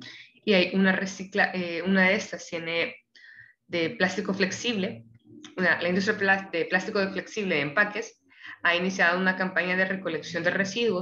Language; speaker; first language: Spanish; native; Spanish